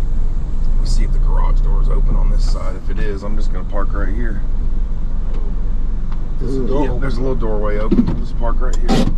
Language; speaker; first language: English; native; English